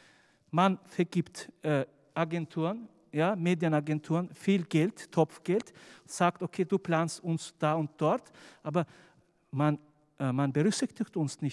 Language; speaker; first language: German; non-native, fluent; Turkish